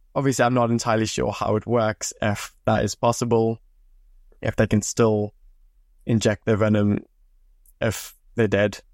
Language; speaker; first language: English; native; English